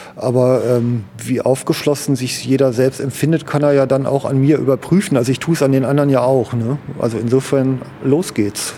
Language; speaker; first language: German; native; German